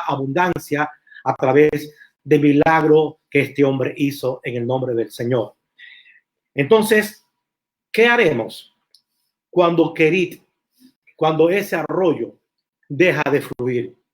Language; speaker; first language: Spanish; native; Spanish